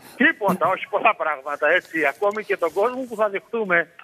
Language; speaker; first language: Greek; native; Greek